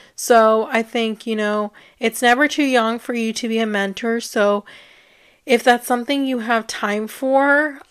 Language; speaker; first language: English; native; English